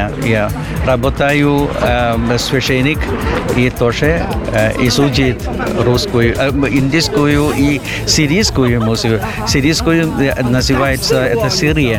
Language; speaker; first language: Russian; non-native, learner; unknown